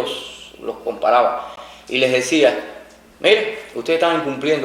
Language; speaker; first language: Spanish; native; Spanish